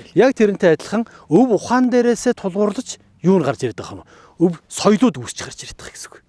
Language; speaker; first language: Mongolian; native; Mongolian